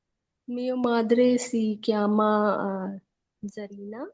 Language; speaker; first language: Italian; non-native, learner; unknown